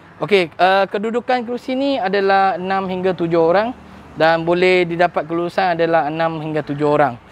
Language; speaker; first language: Malay; non-native, local second language; Chinese